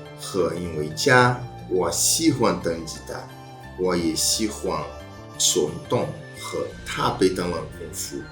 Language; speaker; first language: Chinese; non-native, learner; Portuguese